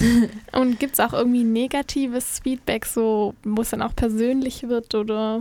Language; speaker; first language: German; native; German